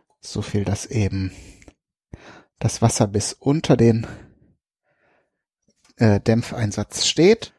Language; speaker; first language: German; native; German